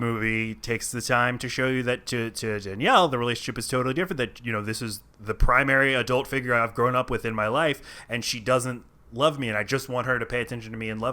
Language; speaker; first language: English; native; English